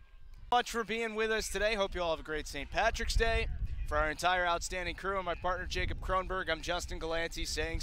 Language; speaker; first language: English; native; English